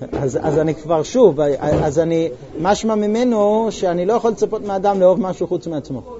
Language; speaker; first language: Hebrew; non-native, fluent; English